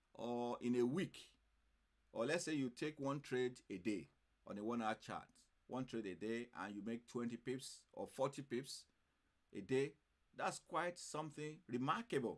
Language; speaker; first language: English; non-native, fluent; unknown